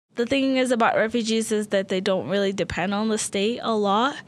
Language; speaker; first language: English; early bilingual, other home language; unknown